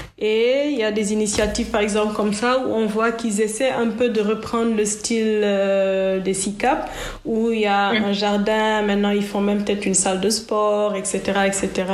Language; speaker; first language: French; non-native, local second language; Wolof